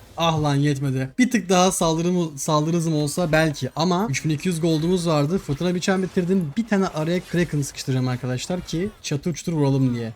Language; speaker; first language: Turkish; native; Turkish